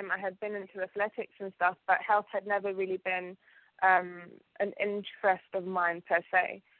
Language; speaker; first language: English; early bilingual, other home language; Ganda